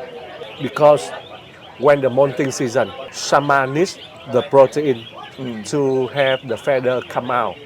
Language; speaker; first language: English; non-native, learner; Vietnamese